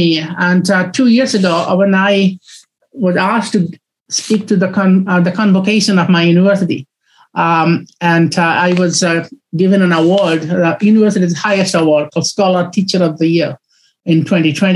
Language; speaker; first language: English; non-native, local second language; Odia